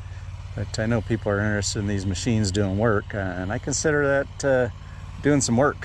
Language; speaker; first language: English; native; English